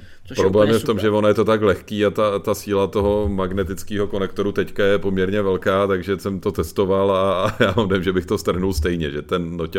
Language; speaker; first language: Czech; native; Czech